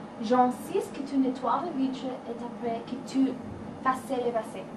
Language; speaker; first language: French; non-native, learner; English